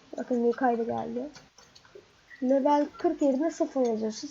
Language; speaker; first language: Turkish; native; Turkish